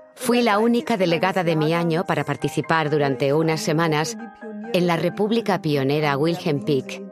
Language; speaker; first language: Spanish; non-native, fluent; German